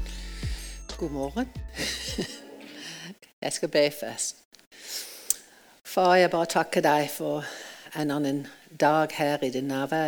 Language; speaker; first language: Norwegian; non-native, fluent; English